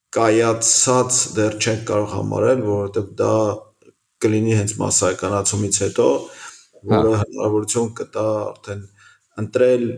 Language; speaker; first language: Armenian; native; Armenian